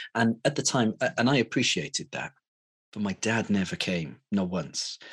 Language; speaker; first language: English; native; English